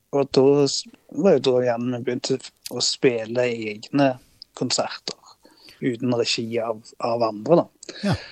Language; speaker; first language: Norwegian; native; Norwegian